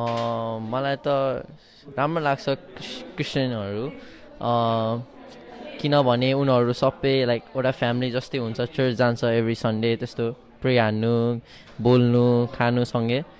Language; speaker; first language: Nepali; early bilingual, heritage; Nepali